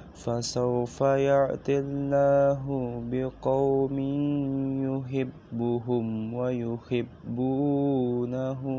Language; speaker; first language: Arabic; non-native, learner; Indonesian